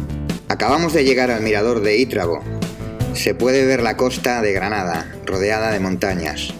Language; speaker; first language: Spanish; native; Spanish